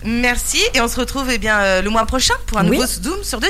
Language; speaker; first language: French; native; French